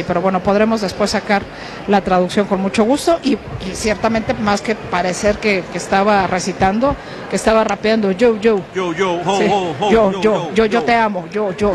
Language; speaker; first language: Spanish; native; Spanish